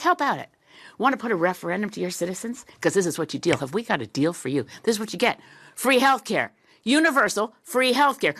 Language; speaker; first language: English; native; English